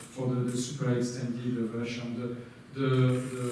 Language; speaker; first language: English; non-native, learner; French